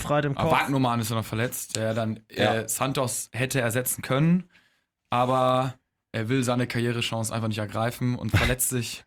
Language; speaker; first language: German; native; German